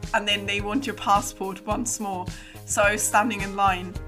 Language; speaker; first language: English; non-native, fluent; German